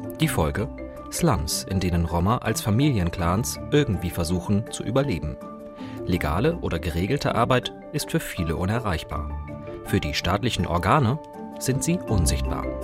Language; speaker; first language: German; native; German